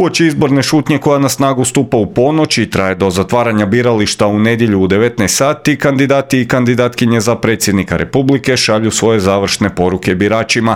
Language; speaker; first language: Croatian; native; Croatian